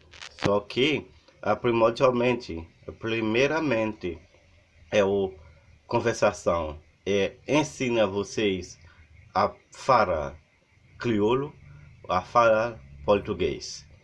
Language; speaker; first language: Portuguese; non-native, learner; Haitian Creole